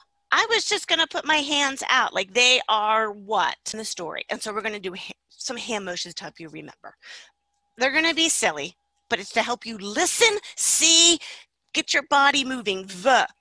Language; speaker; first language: English; native; English